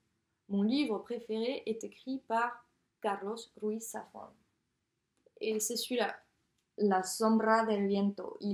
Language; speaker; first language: French; native; French